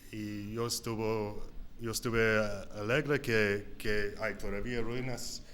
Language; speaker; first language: Spanish; non-native, learner; English